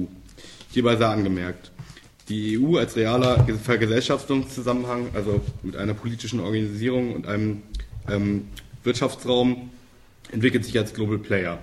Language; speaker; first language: German; native; German